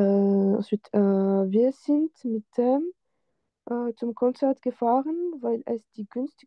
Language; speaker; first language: German; non-native, learner; French